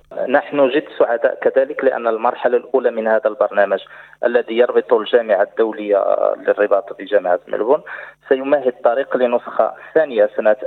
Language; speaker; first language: Arabic; native; Arabic